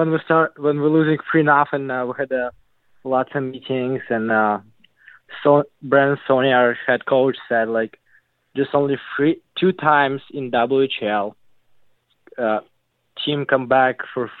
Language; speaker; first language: English; non-native, learner; Russian